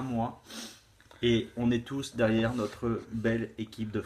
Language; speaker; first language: French; native; French